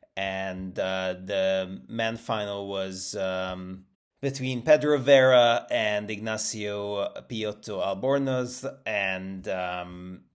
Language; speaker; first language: English; native; English